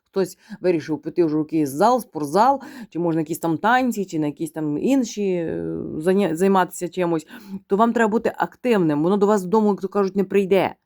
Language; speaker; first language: Ukrainian; non-native, local second language; Russian